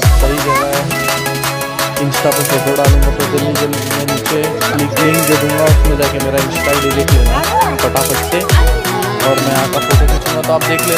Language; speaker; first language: Hindi; native; Hindi